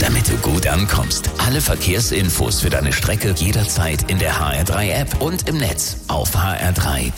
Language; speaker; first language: German; native; German